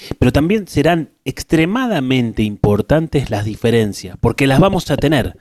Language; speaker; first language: Spanish; native; Spanish